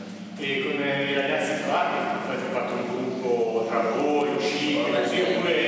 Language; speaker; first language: Italian; native; Italian